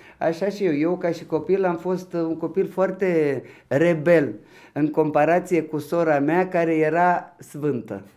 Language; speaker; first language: Romanian; non-native, local second language; Ukrainian